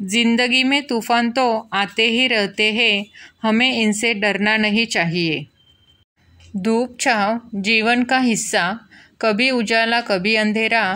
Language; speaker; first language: Hindi; non-native, local second language; Marathi